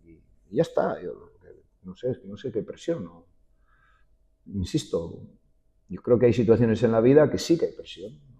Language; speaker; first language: Spanish; native; Spanish